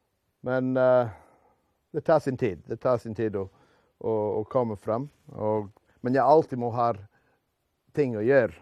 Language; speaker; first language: Norwegian; non-native, fluent; English